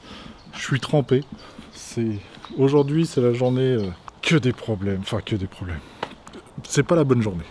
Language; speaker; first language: French; native; French